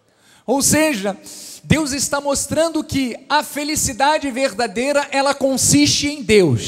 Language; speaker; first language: Portuguese; native; Portuguese